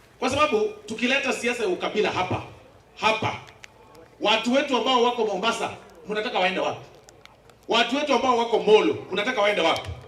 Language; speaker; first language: Swahili; non-native, local second language; Gusii